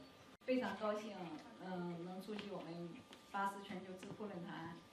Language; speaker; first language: Chinese; native; Chinese